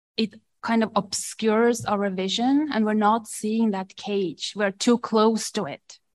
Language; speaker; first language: English; non-native, fluent; Estonian